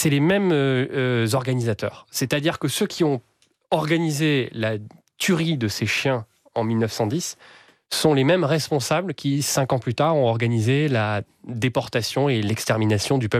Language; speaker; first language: French; native; French